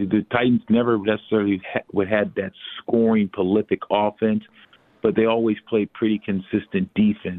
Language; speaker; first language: English; native; English